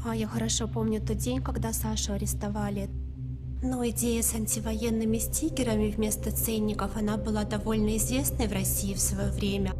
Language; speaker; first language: Russian; native; Russian